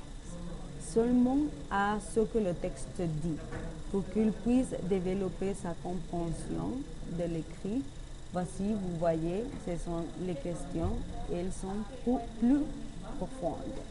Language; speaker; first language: French; non-native, learner; Spanish